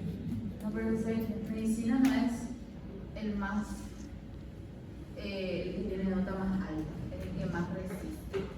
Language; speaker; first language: Spanish; native; Spanish